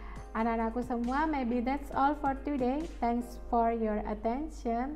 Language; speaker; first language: English; non-native, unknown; Indonesian